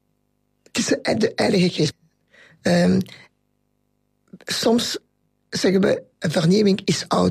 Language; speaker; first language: Dutch; non-native, local second language; French